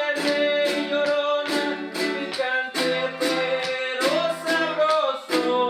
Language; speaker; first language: Spanish; native; Spanish